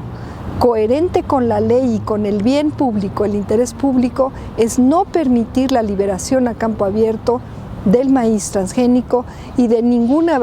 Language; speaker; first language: Spanish; native; Spanish